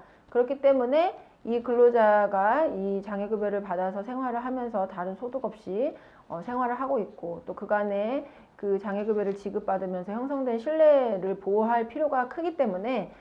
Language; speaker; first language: Korean; native; Korean